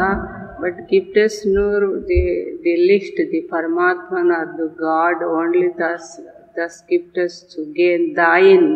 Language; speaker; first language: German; non-native, learner; Telugu